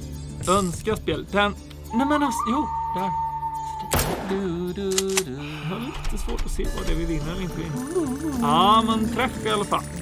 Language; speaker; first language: Swedish; native; Swedish